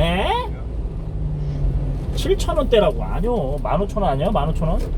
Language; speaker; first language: Korean; native; Korean